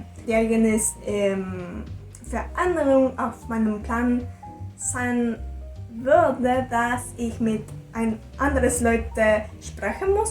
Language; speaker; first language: German; non-native, learner; Spanish